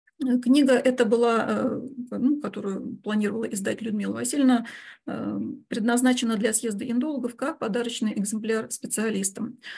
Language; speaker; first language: Russian; native; Russian